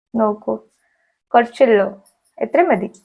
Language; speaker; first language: Malayalam; non-native, learner; Hindi